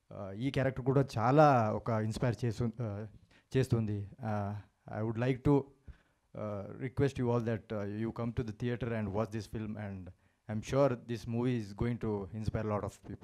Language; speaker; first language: Telugu; non-native, learner; Kannada